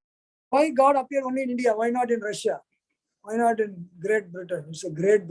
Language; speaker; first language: English; non-native, local second language; Hindi